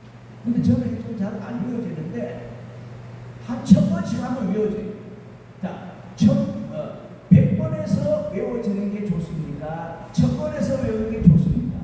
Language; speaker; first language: Korean; native; Korean